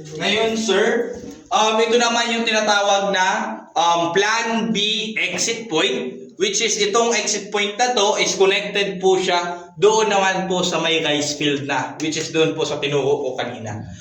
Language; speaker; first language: Filipino; non-native, local second language; Bikol